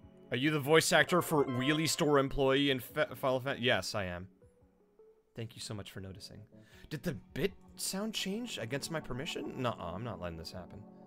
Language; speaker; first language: English; early bilingual, other home language; Spanish